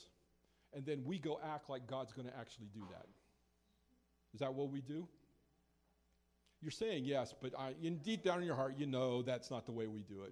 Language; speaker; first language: English; native; English